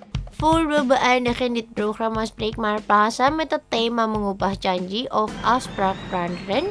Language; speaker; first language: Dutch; non-native, fluent; Indonesian